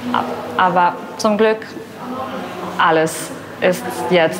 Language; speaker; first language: German; non-native, fluent; Bosnian